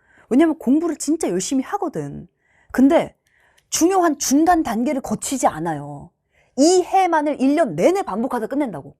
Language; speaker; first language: Korean; native; Korean